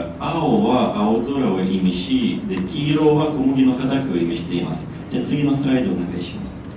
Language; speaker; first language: Japanese; non-native, fluent; Ukrainian